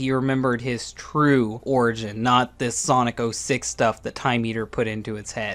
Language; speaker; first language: English; native; English